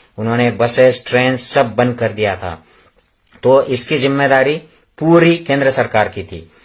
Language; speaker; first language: Hindi; non-native, local second language; Marathi